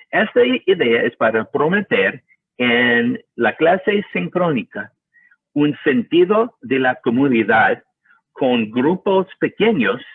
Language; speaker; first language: Spanish; non-native, learner; English